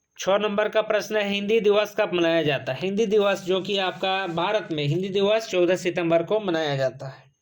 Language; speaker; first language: Hindi; native; Hindi